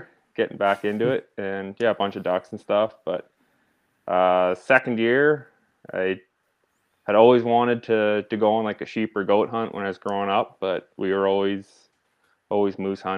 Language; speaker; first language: English; native; English